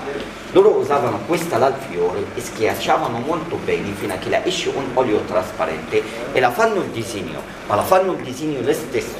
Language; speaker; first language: Italian; non-native, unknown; Arabic